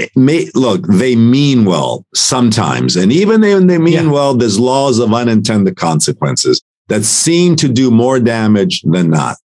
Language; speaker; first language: English; non-native, fluent; Italian